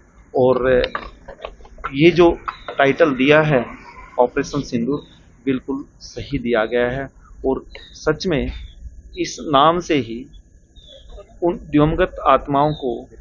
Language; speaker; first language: Hindi; native; Hindi